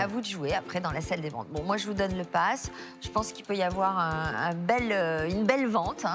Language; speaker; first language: French; native; French